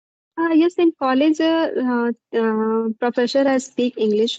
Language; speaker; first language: English; non-native, learner; Hindi